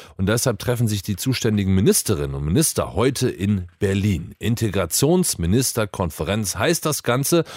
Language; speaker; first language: German; native; German